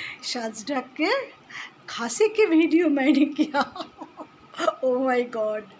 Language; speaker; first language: Hindi; non-native, local second language; Assamese